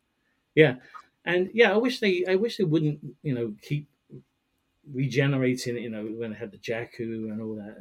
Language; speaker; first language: English; native; English